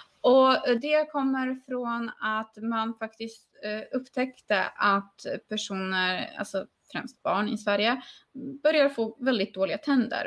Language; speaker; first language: Swedish; non-native, fluent; Polish